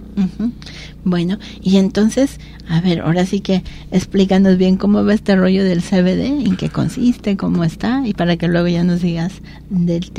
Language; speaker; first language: Spanish; native; Spanish